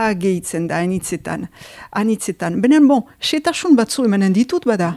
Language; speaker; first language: Basque; native; Basque